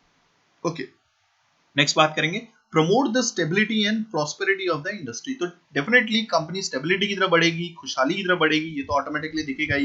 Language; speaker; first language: Hindi; native; Hindi